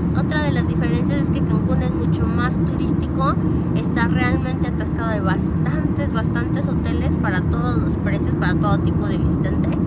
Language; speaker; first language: Spanish; native; Spanish